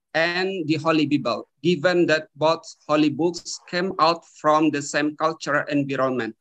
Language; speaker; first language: English; non-native, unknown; Indonesian